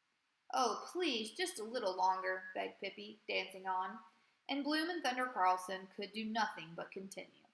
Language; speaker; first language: English; native; English